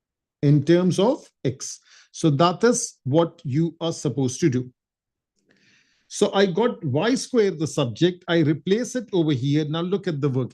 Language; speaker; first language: English; non-native, local second language; Urdu